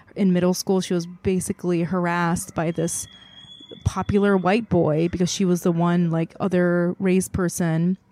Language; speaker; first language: English; non-native, fluent; Korean